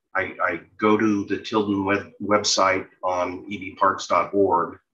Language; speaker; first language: English; native; English